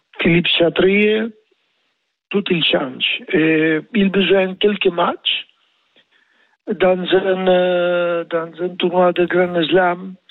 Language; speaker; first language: French; non-native, learner; Spanish